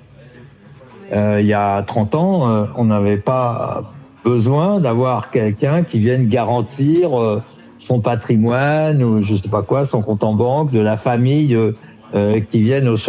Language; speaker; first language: French; native; French